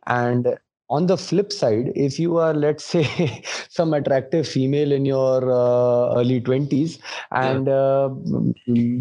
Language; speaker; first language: English; non-native, local second language; Hindi